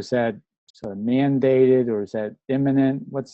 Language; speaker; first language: English; native; English